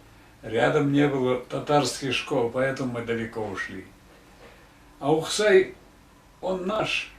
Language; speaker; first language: Russian; non-native, local second language; Tatar